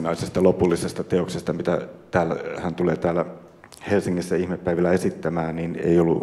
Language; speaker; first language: Finnish; native; Finnish